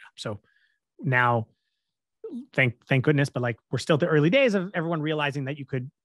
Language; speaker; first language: English; native; English